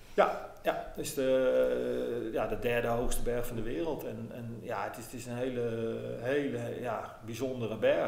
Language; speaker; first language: Dutch; native; Dutch